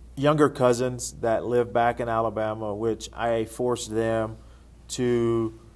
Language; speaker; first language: English; native; English